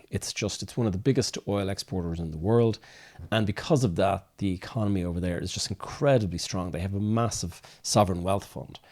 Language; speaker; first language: English; native; English